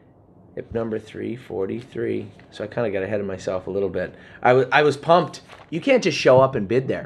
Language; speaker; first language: English; native; English